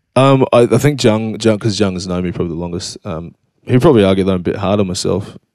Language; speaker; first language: English; native; English